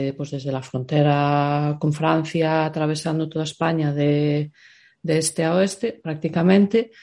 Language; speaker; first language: Spanish; native; Spanish